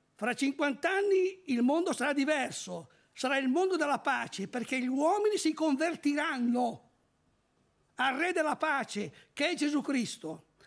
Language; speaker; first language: Italian; native; Italian